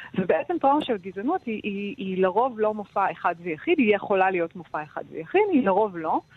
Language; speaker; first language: Hebrew; native; Hebrew